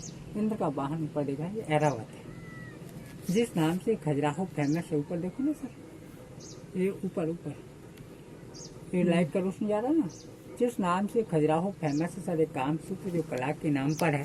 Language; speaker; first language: Hindi; native; Hindi